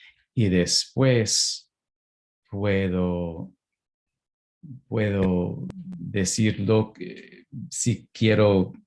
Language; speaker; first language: Spanish; non-native, fluent; English